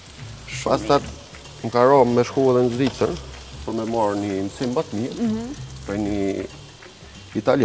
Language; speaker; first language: Albanian; early bilingual, heritage; Albanian